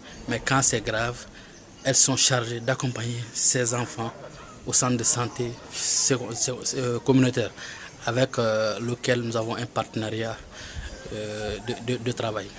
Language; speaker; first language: French; non-native, local second language; Bambara